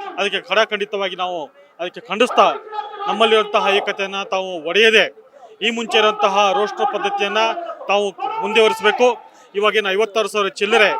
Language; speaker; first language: Kannada; native; Kannada